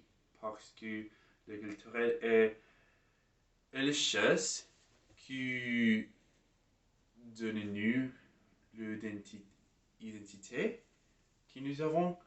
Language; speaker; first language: French; non-native, learner; English